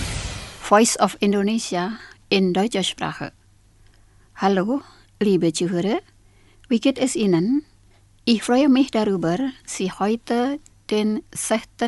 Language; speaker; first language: German; non-native, fluent; Indonesian